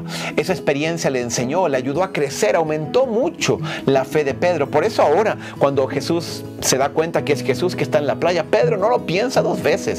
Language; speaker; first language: Spanish; non-native, fluent; Portuguese